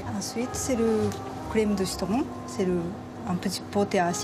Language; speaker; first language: French; non-native, learner; Japanese